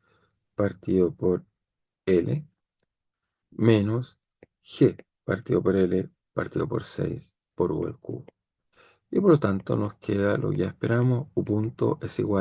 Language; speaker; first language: Spanish; native; Spanish